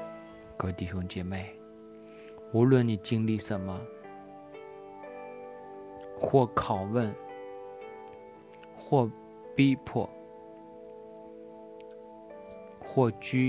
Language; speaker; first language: Chinese; native; Chinese